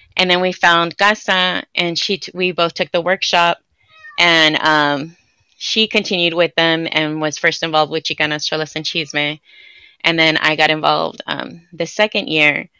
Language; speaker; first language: English; native; English